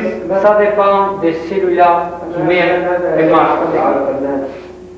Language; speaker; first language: French; non-native, learner; Spanish